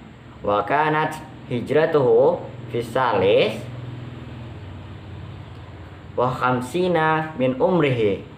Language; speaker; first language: Arabic; non-native, fluent; Indonesian